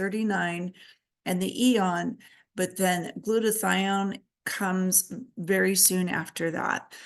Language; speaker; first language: English; native; English